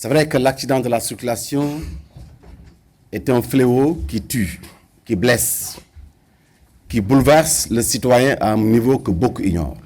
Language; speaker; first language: French; non-native, local second language; Wolof